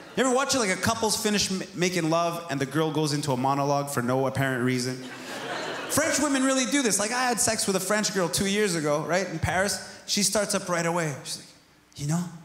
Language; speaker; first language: English; native; English